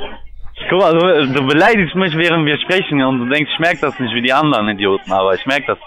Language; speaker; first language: German; native; German